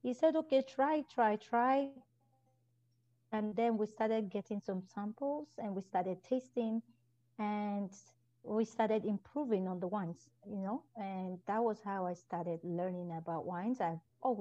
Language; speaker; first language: English; non-native, local second language; Igbo